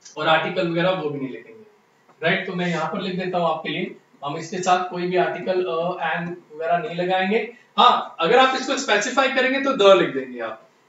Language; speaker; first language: Hindi; non-native, local second language; Punjabi